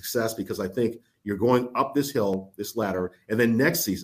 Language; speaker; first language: English; native; English